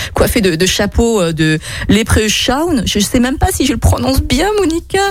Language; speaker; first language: French; non-native, fluent; English